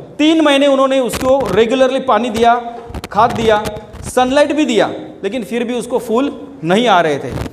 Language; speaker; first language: Hindi; non-native, local second language; Marathi